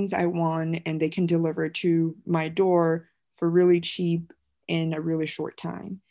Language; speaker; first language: English; non-native, fluent; Chinese